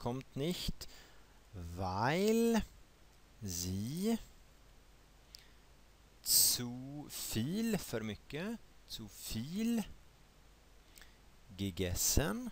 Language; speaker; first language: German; non-native, fluent; Swedish